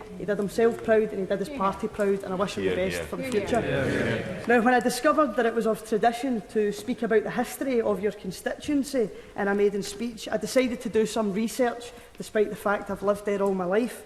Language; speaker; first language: English; native; English